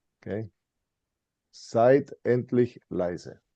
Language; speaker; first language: German; non-native, fluent; English